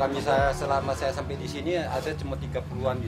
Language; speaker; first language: Indonesian; non-native, local second language; Chinese